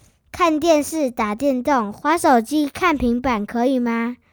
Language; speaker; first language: Chinese; native; Chinese